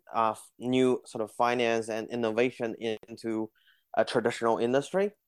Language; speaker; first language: English; non-native, fluent; Chinese